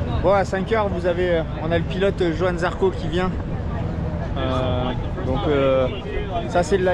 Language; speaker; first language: French; native; French